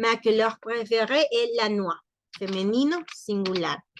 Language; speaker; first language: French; non-native, learner; Spanish